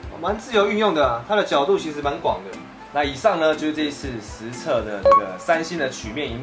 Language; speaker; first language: Chinese; native; Chinese